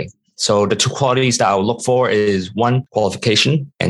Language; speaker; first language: English; non-native, local second language; Cantonese